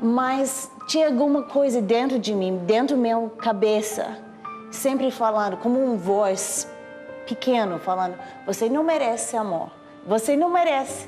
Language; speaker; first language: Portuguese; non-native, learner; English